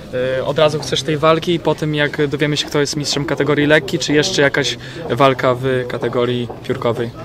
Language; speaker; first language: Polish; native; Polish